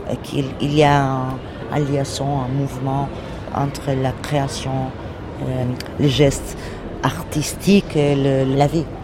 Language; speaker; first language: French; non-native, learner; Portuguese